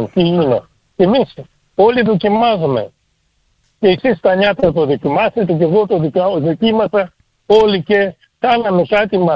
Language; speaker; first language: Greek; early bilingual, heritage; Greek